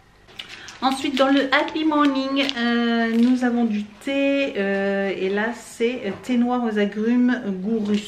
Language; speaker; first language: French; native; French